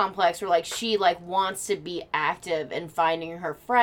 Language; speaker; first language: English; native; English